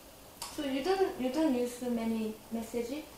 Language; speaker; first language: English; non-native, learner; Korean